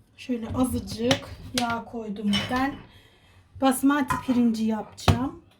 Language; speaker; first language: Turkish; native; Turkish